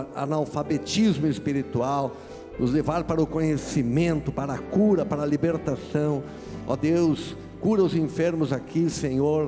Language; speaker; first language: Portuguese; native; Portuguese